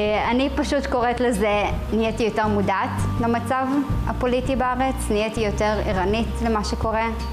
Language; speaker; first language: Hebrew; non-native, local second language; Arabic